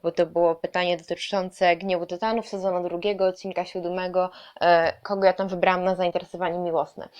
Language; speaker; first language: Polish; native; Polish